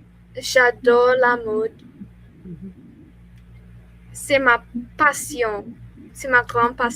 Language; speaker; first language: French; non-native, learner; English